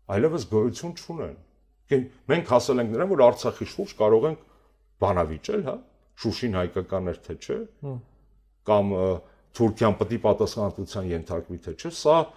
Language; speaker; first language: Armenian; native; Armenian